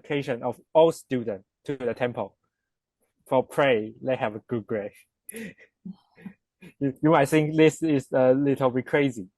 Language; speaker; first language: English; non-native, learner; Chinese